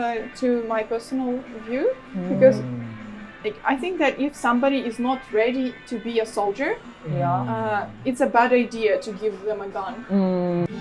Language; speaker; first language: English; non-native, fluent; Ukrainian